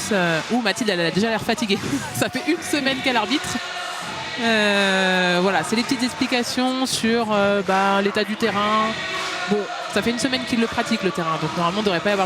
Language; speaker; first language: French; native; French